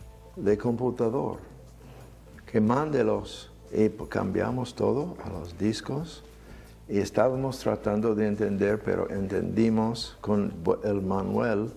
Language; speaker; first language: Spanish; non-native, fluent; English